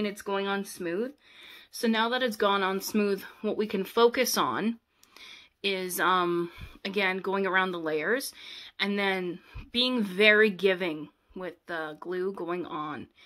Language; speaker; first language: English; native; English